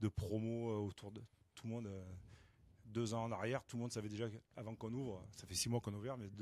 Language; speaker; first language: French; native; French